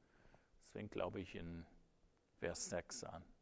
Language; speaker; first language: German; non-native, fluent; English